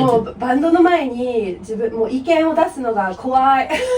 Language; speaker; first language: Japanese; non-native, fluent; English